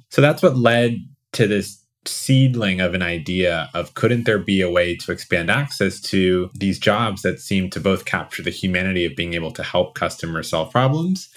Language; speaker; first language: English; native; English